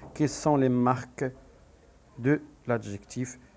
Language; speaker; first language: French; non-native, local second language; Arabic